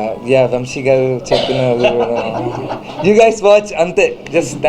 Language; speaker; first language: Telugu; non-native, learner; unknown